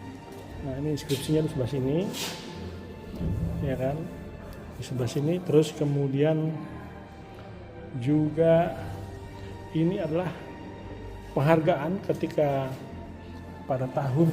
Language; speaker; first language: Indonesian; native; Indonesian